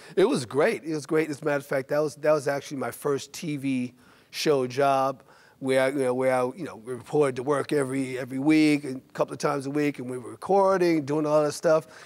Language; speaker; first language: English; native; English